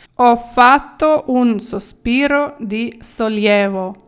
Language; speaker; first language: Italian; non-native, fluent; Ukrainian